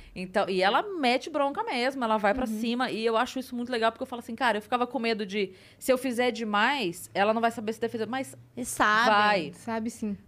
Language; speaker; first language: Portuguese; native; Portuguese